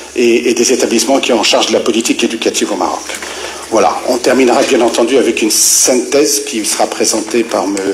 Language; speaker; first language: French; non-native, local second language; Arabic